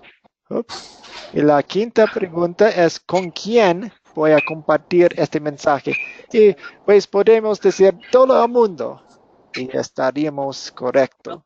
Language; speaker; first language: Spanish; non-native, fluent; English